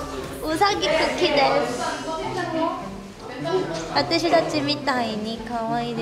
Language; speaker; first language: Japanese; non-native, learner; Korean